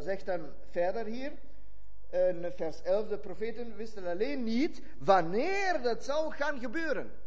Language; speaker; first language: Dutch; non-native, fluent; German